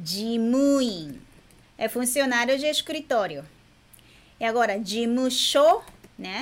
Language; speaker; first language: Portuguese; non-native, fluent; Japanese